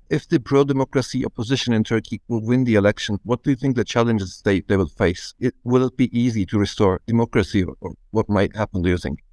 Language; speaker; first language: English; non-native, fluent; Turkish